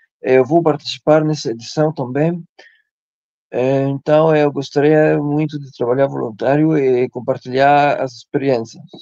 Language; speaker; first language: Portuguese; non-native, learner; Arabic